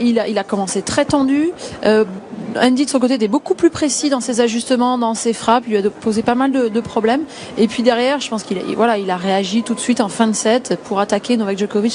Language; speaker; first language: French; native; French